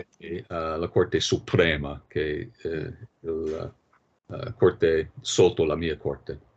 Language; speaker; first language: Italian; non-native, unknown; English